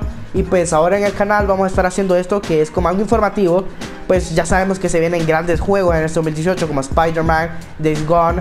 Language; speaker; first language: Spanish; native; Spanish